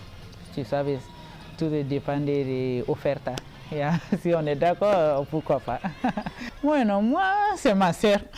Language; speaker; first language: French; non-native, local second language; Bambara